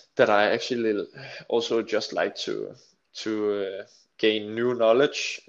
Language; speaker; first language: English; non-native, fluent; Danish